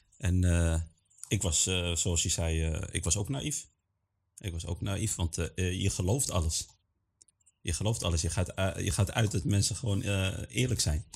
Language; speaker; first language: Dutch; early bilingual, other home language; Arabic